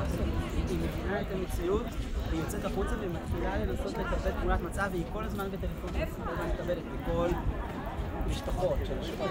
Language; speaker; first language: Hebrew; native; Hebrew